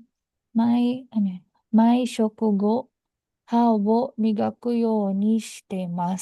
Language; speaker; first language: Japanese; non-native, learner; Filipino